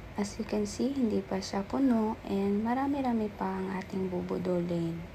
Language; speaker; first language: Filipino; native; Filipino